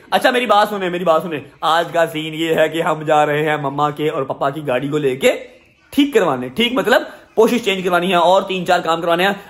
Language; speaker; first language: Urdu; non-native, local second language; Punjabi